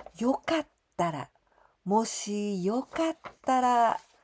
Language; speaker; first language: Japanese; native; Japanese